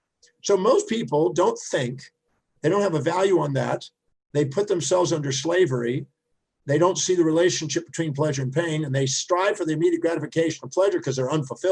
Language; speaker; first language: English; native; English